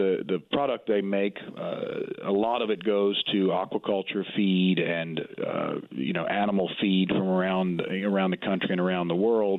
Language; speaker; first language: English; native; English